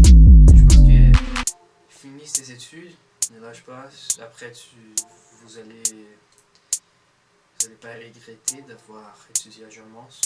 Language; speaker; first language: French; non-native, fluent; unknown